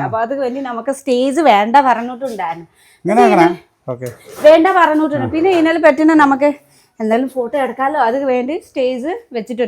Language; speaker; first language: Malayalam; non-native, fluent; Nepali